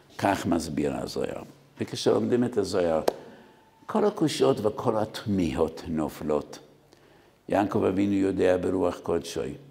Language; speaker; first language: Hebrew; non-native, fluent; Yiddish